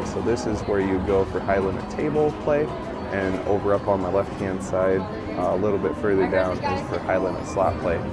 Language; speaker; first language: English; native; English